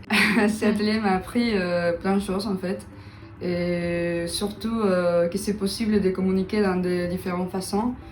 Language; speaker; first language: French; non-native, fluent; Spanish